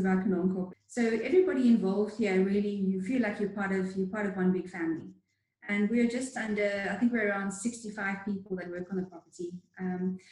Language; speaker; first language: English; native; English